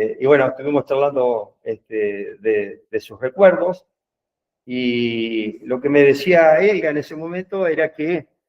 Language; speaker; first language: Spanish; native; Spanish